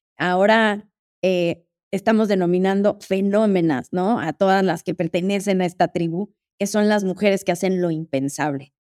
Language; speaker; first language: Spanish; native; Spanish